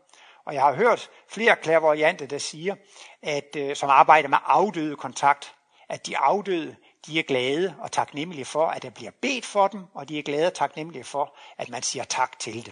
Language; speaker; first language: Danish; native; Danish